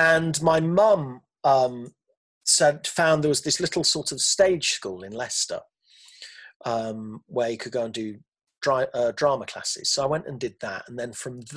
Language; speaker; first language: English; native; English